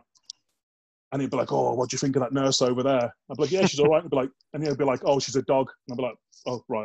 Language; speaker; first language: English; native; English